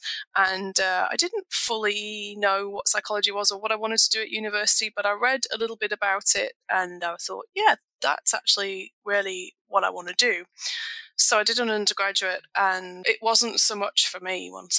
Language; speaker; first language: English; native; English